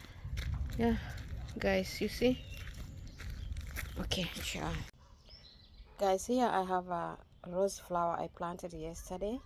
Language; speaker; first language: English; non-native, learner; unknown